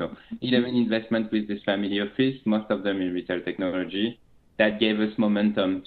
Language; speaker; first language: English; non-native, fluent; French